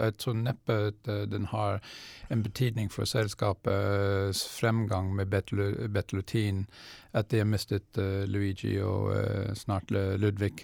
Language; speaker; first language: Norwegian; non-native, fluent; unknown